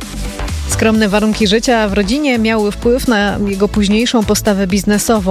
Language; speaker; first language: Polish; native; Polish